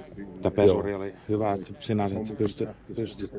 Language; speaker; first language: Finnish; native; Finnish